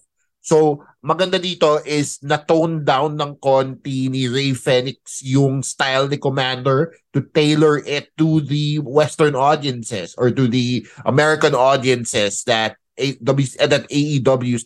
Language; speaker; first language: English; non-native, local second language; Filipino